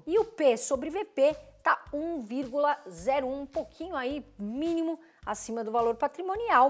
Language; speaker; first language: Portuguese; native; Portuguese